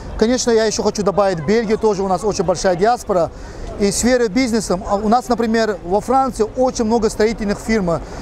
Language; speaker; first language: Russian; non-native, local second language; Chechen